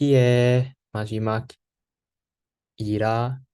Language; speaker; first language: Korean; non-native, learner; English